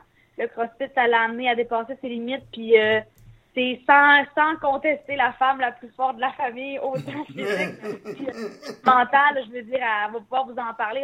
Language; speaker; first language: French; native; French